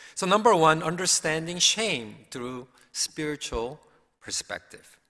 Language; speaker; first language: English; early bilingual, other home language; Korean